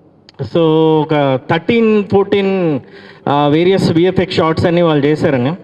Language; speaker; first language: Telugu; native; Telugu